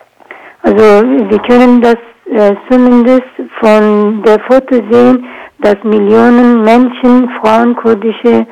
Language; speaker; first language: German; non-native, learner; Kurdish